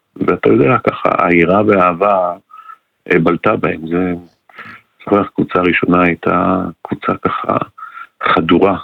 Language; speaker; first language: Hebrew; non-native, fluent; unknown